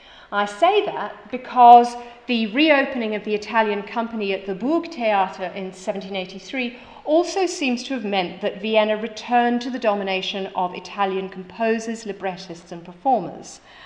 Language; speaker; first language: English; native; English